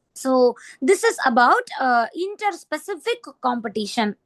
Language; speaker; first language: English; non-native, local second language; Tamil